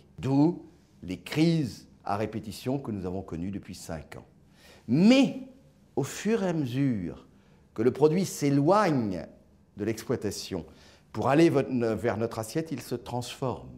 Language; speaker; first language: French; native; French